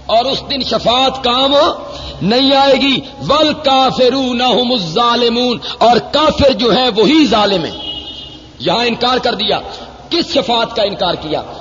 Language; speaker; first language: Urdu; non-native, local second language; Punjabi